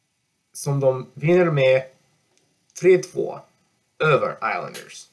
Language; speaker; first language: Swedish; non-native, learner; English